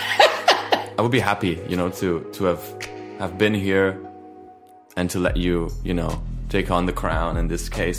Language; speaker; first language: English; non-native, fluent; Spanish